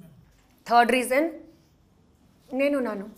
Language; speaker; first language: Telugu; non-native, learner; Hindi